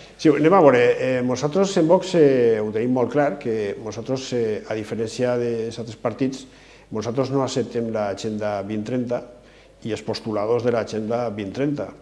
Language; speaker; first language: Catalan; native; Catalan